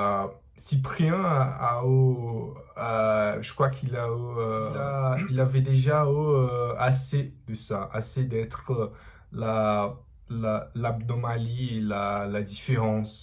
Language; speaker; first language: French; non-native, learner; Portuguese